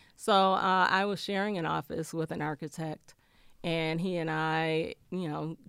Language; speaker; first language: English; native; English